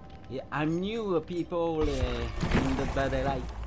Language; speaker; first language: English; non-native, learner; French